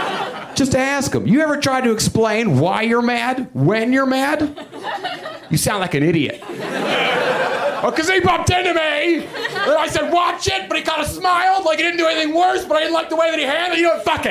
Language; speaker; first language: English; native; English